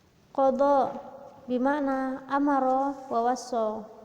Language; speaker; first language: Arabic; non-native, fluent; Indonesian